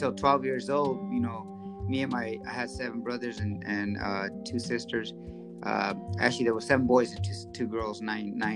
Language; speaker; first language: English; early bilingual, other home language; Spanish